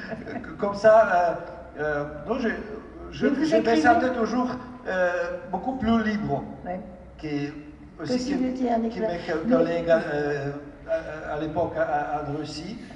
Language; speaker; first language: French; non-native, fluent; Russian